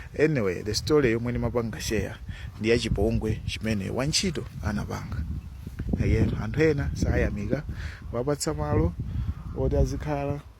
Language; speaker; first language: Nyanja; native; Nyanja